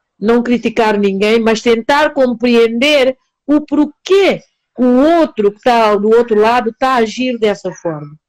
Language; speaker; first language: Portuguese; non-native, local second language; Upper Guinea Crioulo